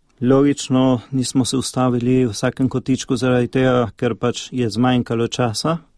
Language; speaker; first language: Slovenian; early bilingual, heritage; Slovenian